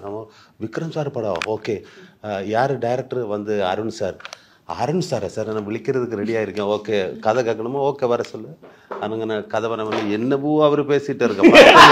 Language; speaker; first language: Tamil; non-native, learner; Malayalam